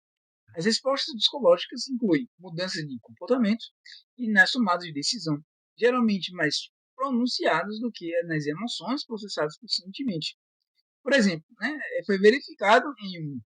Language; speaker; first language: Portuguese; native; Portuguese